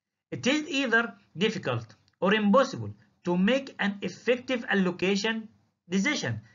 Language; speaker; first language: English; non-native, fluent; Arabic